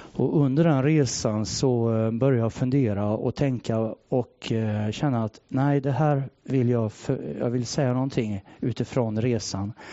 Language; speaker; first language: Swedish; native; Swedish